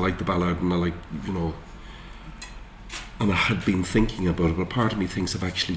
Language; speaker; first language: English; native; English